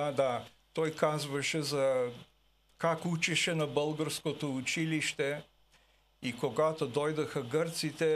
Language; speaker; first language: Bulgarian; early bilingual, heritage; Bulgarian